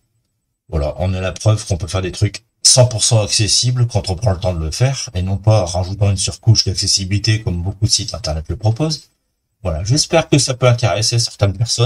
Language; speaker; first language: French; native; French